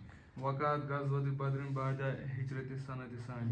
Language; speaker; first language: Arabic; non-native, learner; Kashmiri